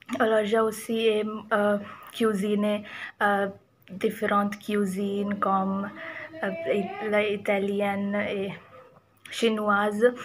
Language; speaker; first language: French; non-native, learner; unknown